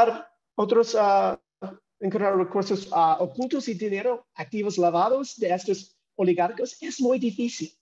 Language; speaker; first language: Spanish; non-native, fluent; English